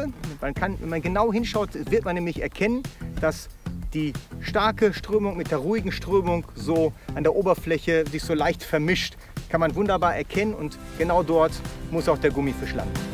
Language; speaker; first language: German; native; German